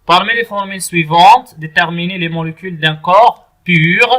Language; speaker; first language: French; non-native, local second language; Arabic